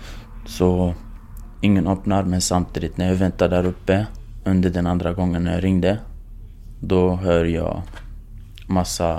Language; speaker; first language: Swedish; non-native, fluent; Kurdish